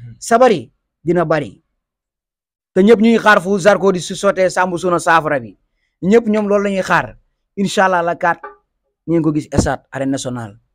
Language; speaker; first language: Wolof; native; Wolof